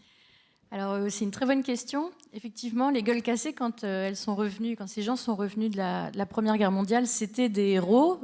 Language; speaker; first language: French; native; French